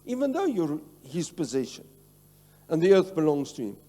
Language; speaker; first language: English; non-native, local second language; Afrikaans